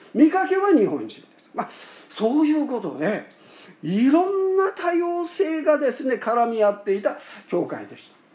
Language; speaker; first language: Japanese; native; Japanese